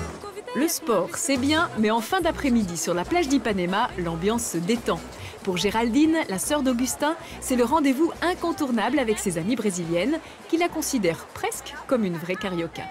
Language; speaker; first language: French; native; French